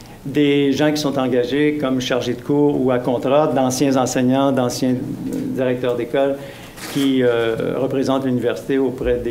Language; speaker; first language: French; native; French